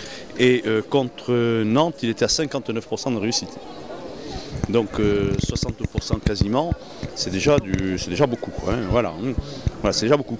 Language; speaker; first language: French; native; French